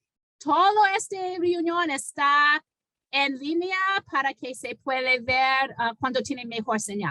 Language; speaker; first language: Spanish; non-native, fluent; English